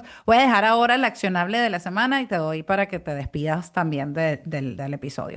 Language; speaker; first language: Spanish; native; Spanish